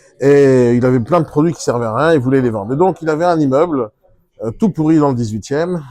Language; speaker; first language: French; non-native, fluent; Hebrew